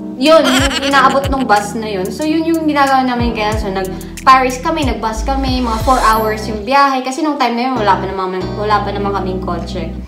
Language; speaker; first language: Filipino; native; Filipino